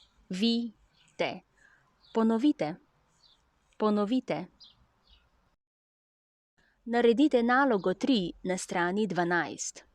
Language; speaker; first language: Slovenian; non-native, learner; Chinese